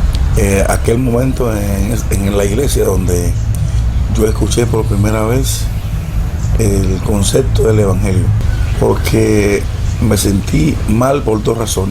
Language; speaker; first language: Spanish; native; Spanish